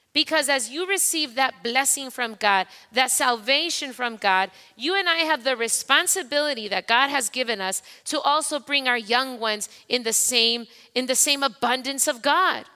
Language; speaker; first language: English; non-native, fluent; Spanish